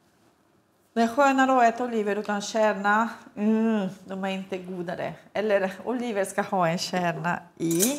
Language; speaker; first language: Swedish; non-native, fluent; Italian